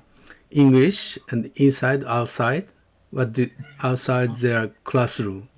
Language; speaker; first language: English; non-native, learner; Japanese